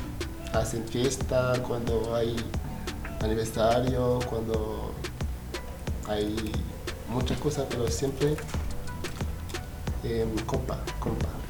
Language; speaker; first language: Spanish; non-native, learner; Haitian Creole